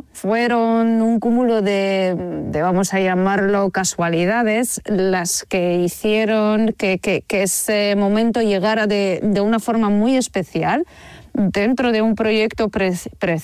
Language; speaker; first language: Spanish; non-native, fluent; Polish